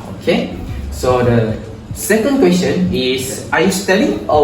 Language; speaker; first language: English; non-native, local second language; Malay